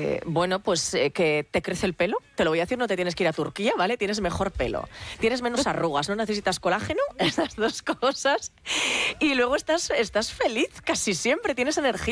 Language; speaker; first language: Spanish; native; Spanish